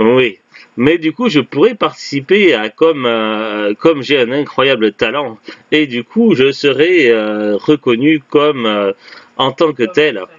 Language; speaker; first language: French; native; French